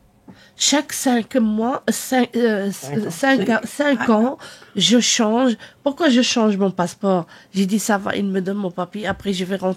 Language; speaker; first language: French; non-native, learner; Arabic